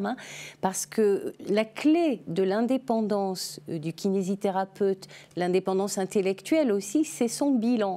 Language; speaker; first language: French; native; French